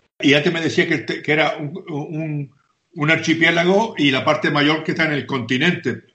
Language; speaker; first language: Spanish; native; Spanish